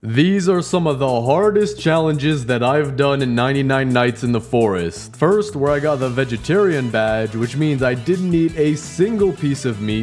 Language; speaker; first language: English; native; English